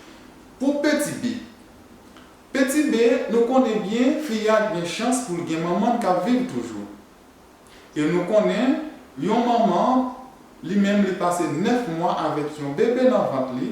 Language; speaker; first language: French; non-native, learner; Haitian Creole